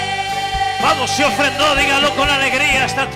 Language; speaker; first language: Spanish; native; Spanish